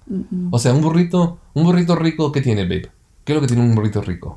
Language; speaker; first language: Spanish; early bilingual, heritage; Spanish